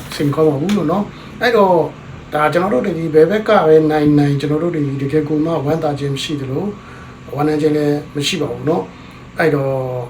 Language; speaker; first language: Burmese; non-native, local second language; Karen languages